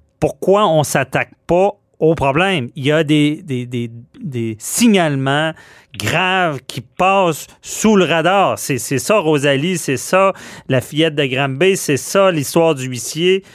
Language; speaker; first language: French; native; French